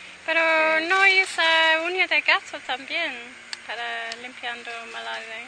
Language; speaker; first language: Spanish; non-native, learner; English